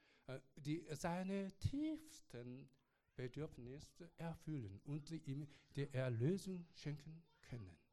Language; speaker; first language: German; non-native, learner; Korean